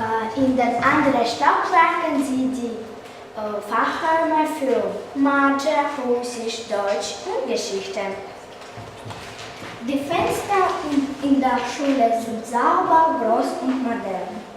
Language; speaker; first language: German; non-native, learner; Russian